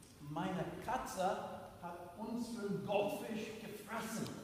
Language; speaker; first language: German; non-native, fluent; English